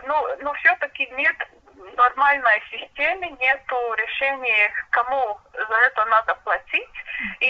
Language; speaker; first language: Russian; non-native, local second language; Latvian